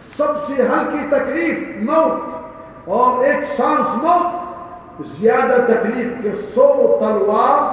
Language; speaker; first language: Urdu; non-native, learner; Arabic